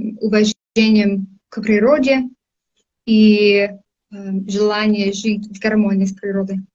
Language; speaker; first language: Russian; non-native, fluent; English